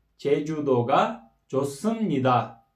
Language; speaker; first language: Korean; non-native, fluent; Kyrgyz